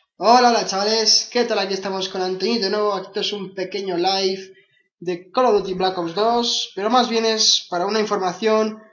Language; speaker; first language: Spanish; native; Spanish